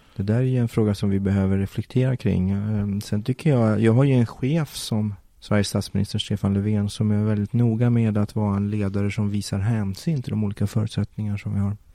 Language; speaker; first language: Swedish; early bilingual, other home language; Persian